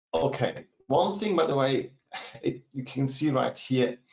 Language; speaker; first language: English; non-native, fluent; German